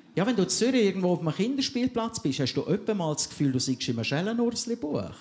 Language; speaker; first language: German; native; German